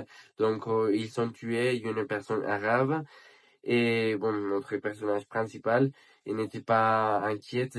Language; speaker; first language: French; non-native, learner; Spanish